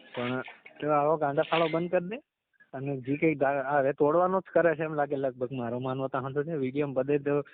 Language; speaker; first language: Gujarati; native; Gujarati